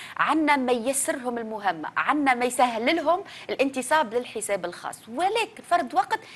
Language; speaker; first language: Arabic; native; Arabic